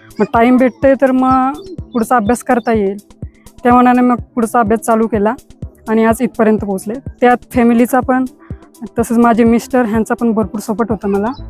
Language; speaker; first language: Marathi; non-native, local second language; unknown